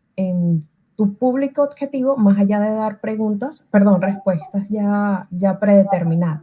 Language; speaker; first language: Spanish; native; Spanish